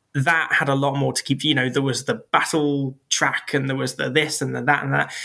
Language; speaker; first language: English; native; English